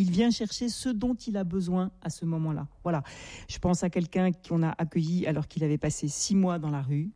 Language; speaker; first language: French; native; French